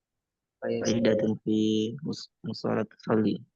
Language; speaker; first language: Arabic; non-native, learner; Indonesian